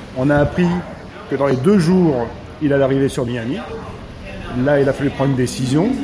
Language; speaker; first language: French; native; French